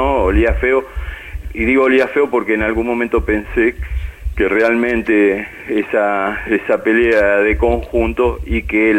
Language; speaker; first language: Spanish; native; Spanish